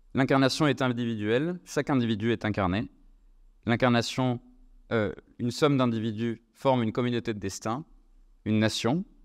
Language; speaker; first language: French; native; French